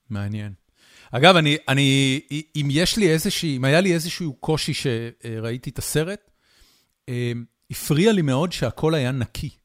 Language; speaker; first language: Hebrew; native; Hebrew